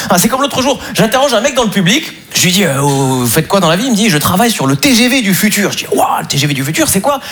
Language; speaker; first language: French; native; French